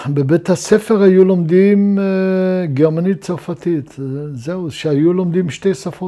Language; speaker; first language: Hebrew; non-native, fluent; Luxembourgish